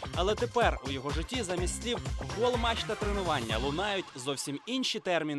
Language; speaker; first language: Ukrainian; native; Ukrainian